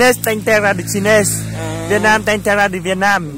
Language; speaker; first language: Portuguese; non-native, learner; Vietnamese